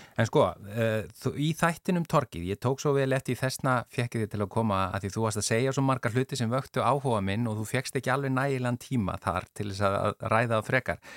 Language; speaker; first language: Icelandic; native; Icelandic